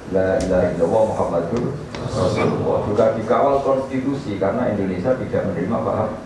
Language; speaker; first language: Malay; non-native, local second language; Javanese